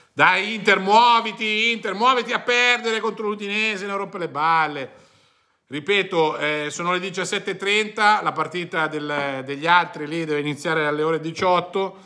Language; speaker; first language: Italian; native; Italian